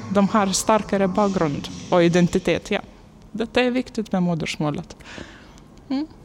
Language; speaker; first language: Swedish; non-native, fluent; Lithuanian